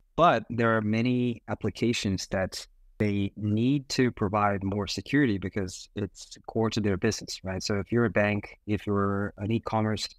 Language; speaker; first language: English; non-native, fluent; Portuguese